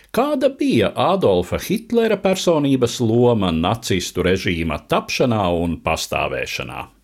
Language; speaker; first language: Latvian; native; Latvian